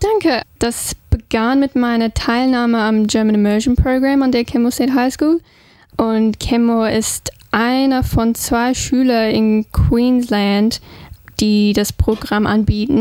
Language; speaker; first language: German; non-native, fluent; English